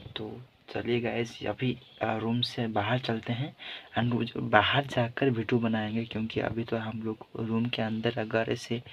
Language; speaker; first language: Hindi; non-native, local second language; Odia